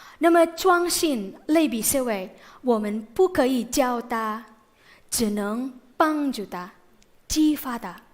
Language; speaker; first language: Chinese; non-native, fluent; Indonesian